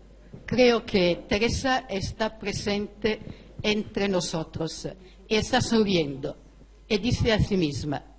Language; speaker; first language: Spanish; non-native, fluent; Italian